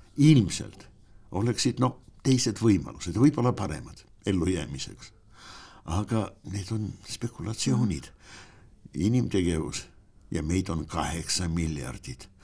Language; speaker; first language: Estonian; non-native, local second language; Russian